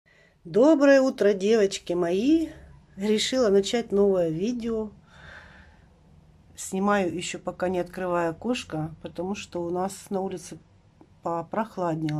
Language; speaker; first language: Russian; native; Russian